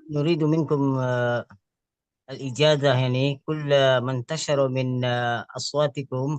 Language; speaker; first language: Arabic; non-native, fluent; Indonesian